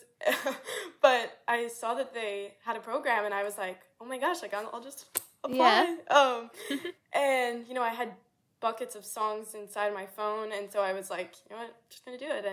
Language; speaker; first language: English; native; English